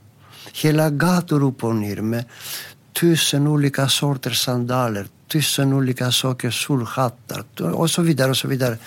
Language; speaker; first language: Swedish; non-native, fluent; Greek